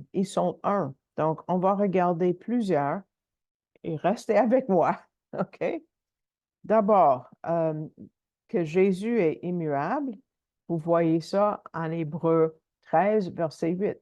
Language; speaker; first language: French; native; French